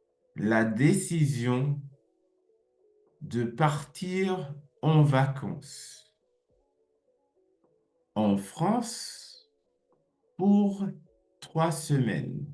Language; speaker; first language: French; non-native, fluent; English